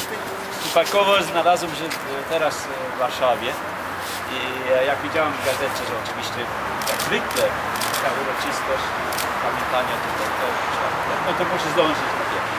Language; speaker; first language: Polish; non-native, fluent; Swedish